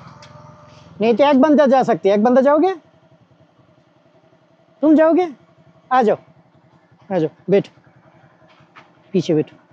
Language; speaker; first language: Hindi; non-native, learner; Bangla